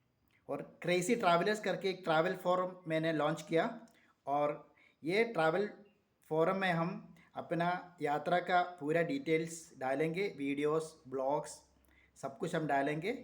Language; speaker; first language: Hindi; non-native, local second language; Malayalam